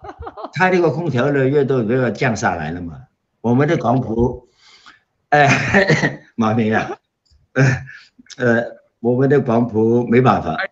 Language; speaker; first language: Chinese; non-native, local second language; Cantonese